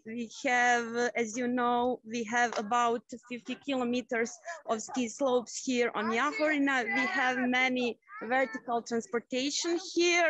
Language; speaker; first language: English; non-native, fluent; Croatian